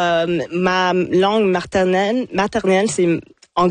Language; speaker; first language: French; non-native, local second language; English